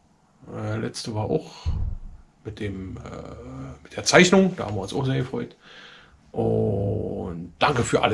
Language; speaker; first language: German; native; German